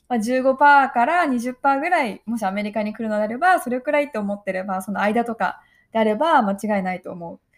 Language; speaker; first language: Japanese; native; Japanese